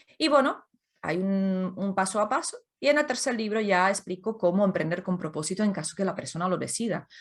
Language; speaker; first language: Spanish; non-native, fluent; Czech